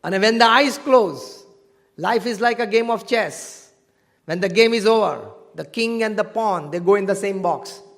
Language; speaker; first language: English; non-native, local second language; Gujarati